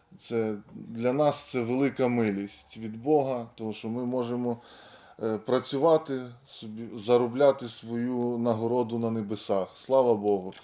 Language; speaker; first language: Ukrainian; native; Ukrainian